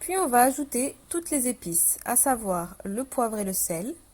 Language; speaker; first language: French; non-native, local second language; Arabic